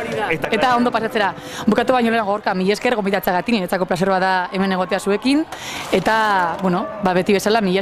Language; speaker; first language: Basque; native; Basque